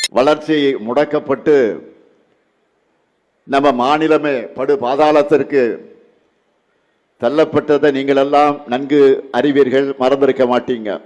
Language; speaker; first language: Tamil; native; Tamil